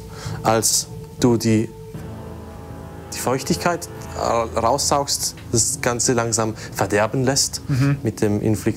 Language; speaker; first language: German; native; German